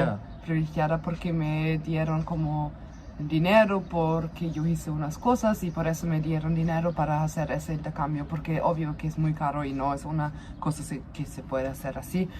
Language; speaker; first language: Spanish; non-native, fluent; German